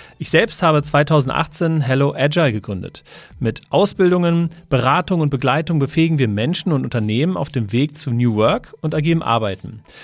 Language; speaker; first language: German; native; German